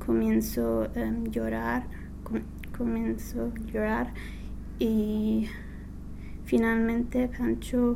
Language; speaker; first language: Spanish; non-native, learner; English